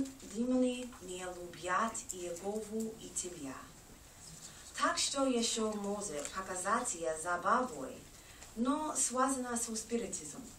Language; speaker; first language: Russian; non-native, learner; English